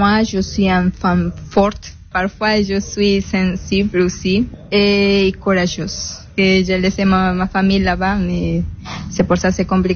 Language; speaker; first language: French; non-native, learner; Spanish